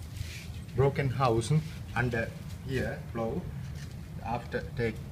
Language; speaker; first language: English; non-native, learner; Sinhala